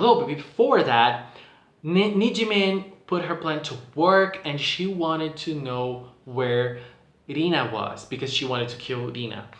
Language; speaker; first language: English; non-native, fluent; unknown